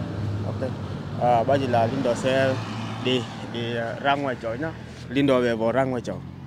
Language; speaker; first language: Vietnamese; non-native, learner; Portuguese